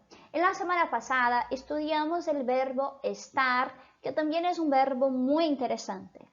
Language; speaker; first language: Spanish; non-native, fluent; Portuguese